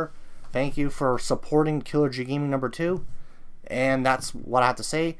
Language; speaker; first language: English; native; English